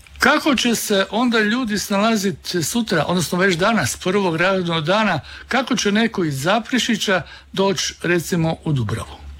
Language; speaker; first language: Serbian; native; Serbian